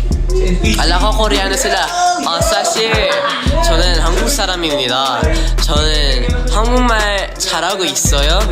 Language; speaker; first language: Korean; non-native, learner; Filipino